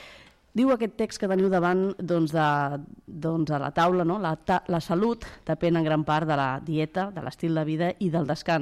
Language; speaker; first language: Catalan; native; Catalan